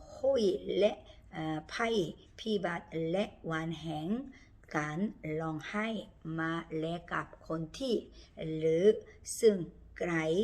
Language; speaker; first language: Thai; non-native, learner; Korean